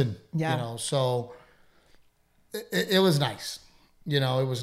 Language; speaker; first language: English; native; English